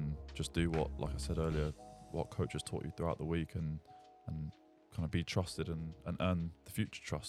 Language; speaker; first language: English; native; English